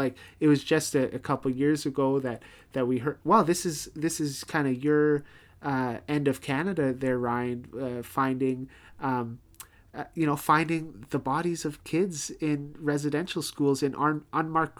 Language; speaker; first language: English; native; English